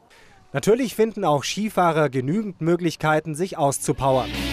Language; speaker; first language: German; native; German